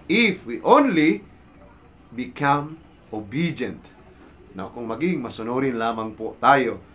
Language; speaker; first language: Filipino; non-native, local second language; Cebuano